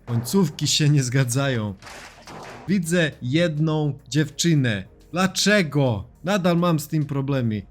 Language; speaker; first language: Polish; non-native, learner; Serbian